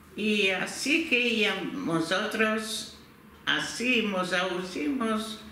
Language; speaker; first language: Spanish; early bilingual, heritage; Turkish